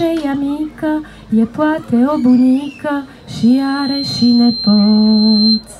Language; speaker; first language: French; early bilingual, other home language; Romanian